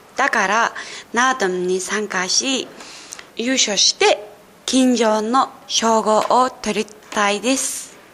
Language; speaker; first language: Japanese; non-native, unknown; Mongolian